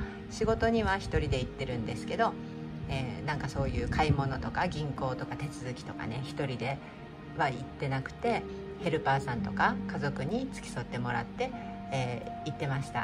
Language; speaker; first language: Japanese; native; Japanese